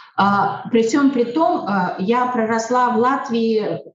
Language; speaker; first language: Russian; native; Russian